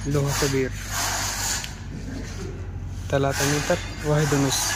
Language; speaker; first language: Arabic; non-native, learner; Hindi